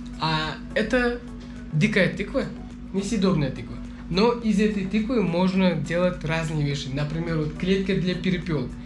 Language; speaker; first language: Russian; non-native, local second language; Uzbek